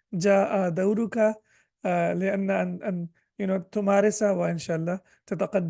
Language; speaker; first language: Arabic; non-native, fluent; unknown